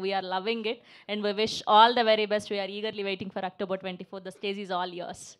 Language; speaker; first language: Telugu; native; Telugu